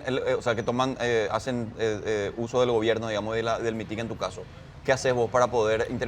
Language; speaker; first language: Spanish; native; Spanish